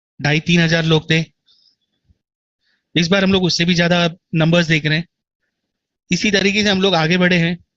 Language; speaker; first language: Hindi; native; Hindi